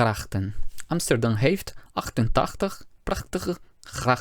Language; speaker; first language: Dutch; non-native, fluent; Portuguese